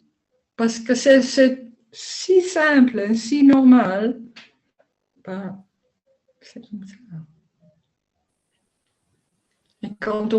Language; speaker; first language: French; non-native, learner; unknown